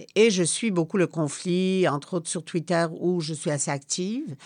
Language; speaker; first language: French; non-native, fluent; Polish